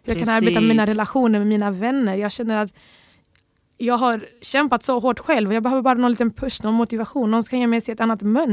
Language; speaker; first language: Swedish; early bilingual, other home language; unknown